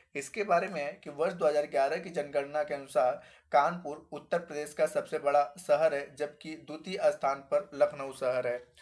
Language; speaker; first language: Hindi; native; Hindi